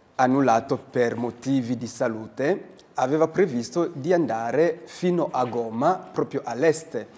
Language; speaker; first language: Italian; non-native, fluent; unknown